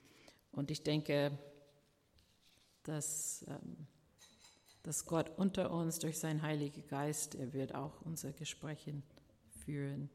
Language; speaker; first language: German; non-native, fluent; English